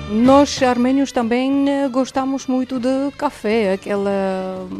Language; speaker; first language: Portuguese; non-native, fluent; Armenian